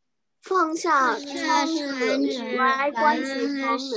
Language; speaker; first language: Chinese; early bilingual, heritage; Chinese